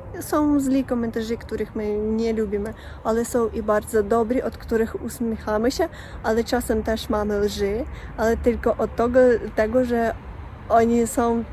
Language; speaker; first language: Polish; non-native, learner; Russian